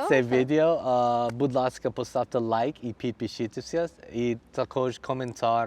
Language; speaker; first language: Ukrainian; non-native, learner; English